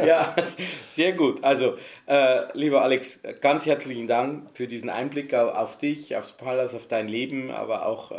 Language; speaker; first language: German; native; German